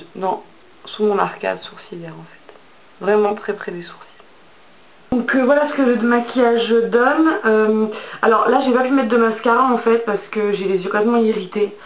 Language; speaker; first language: French; native; French